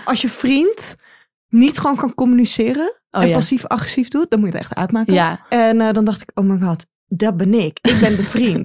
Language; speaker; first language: Dutch; native; Dutch